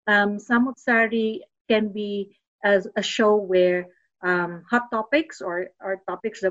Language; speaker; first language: English; non-native, local second language; Filipino